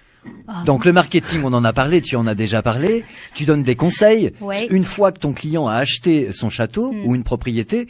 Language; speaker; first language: French; native; French